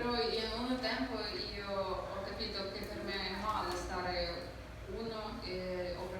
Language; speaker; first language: Italian; non-native, learner; Ukrainian